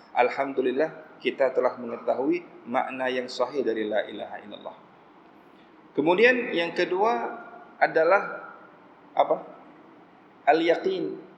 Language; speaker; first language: Malay; non-native, local second language; Achinese